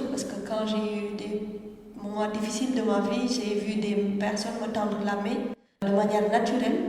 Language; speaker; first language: French; non-native, local second language; Wolof